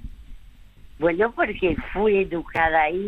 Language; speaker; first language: Spanish; early bilingual, other home language; French